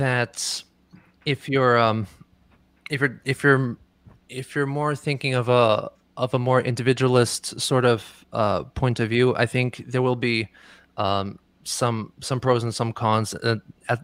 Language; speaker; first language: English; native; English